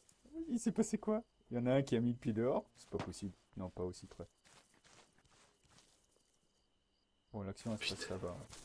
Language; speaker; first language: French; native; French